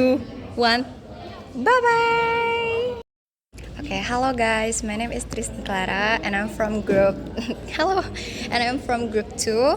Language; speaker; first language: English; non-native, learner; Indonesian